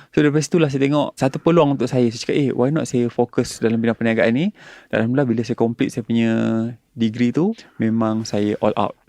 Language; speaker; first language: Malay; native; Malay